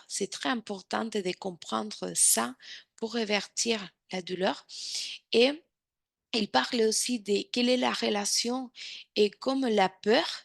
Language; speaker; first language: French; non-native, fluent; Spanish